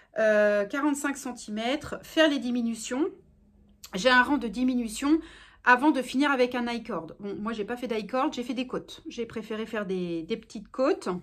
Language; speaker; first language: French; native; French